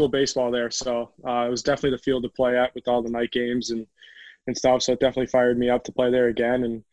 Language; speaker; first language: English; native; English